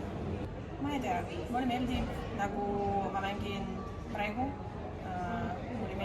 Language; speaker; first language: Estonian; non-native, learner; Russian